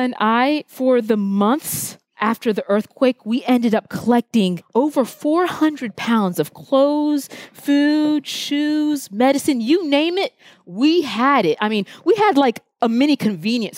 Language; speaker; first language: English; early bilingual, other home language; Haitian Creole